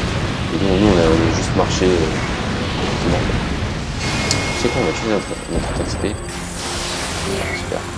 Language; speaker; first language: French; native; French